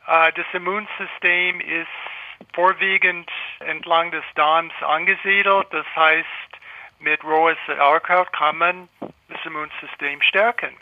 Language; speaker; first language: German; non-native, fluent; English